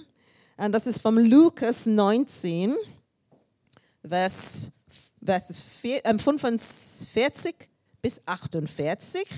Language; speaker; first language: German; non-native, learner; English